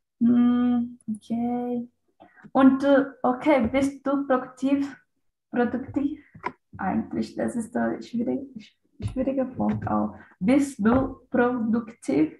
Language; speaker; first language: German; non-native, learner; Portuguese